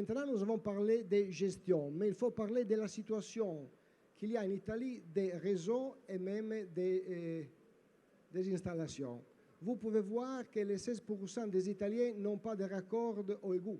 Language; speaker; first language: French; non-native, learner; Italian